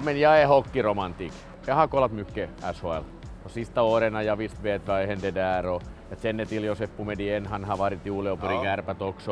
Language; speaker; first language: Swedish; non-native, fluent; Finnish